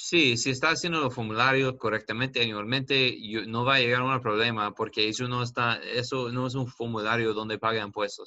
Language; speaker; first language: Spanish; non-native, learner; English